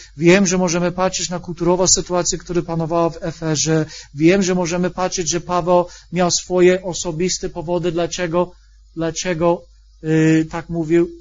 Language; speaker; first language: Polish; non-native, fluent; English